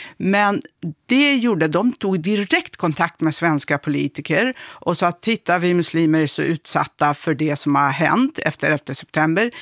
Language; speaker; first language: Swedish; non-native, fluent; Kurdish